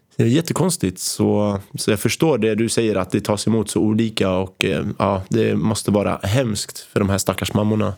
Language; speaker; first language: Swedish; early bilingual, other home language; Arabic